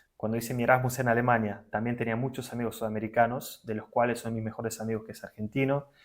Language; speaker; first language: Spanish; non-native, fluent; Portuguese